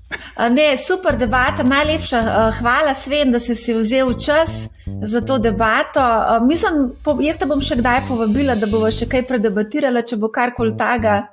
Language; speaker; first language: Slovenian; native; Slovenian